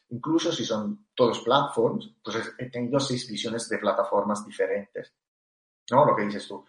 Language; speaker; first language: Spanish; non-native, fluent; Italian